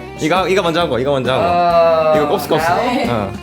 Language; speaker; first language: Korean; native; Korean